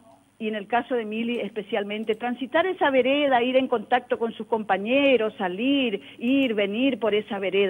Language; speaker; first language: Spanish; native; Spanish